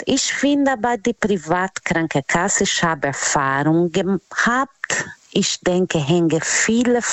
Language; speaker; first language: German; non-native, learner; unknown